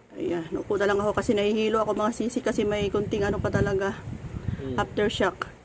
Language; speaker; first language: Filipino; non-native, local second language; Cebuano